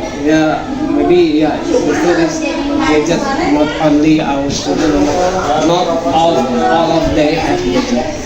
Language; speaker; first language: English; non-native, learner; Indonesian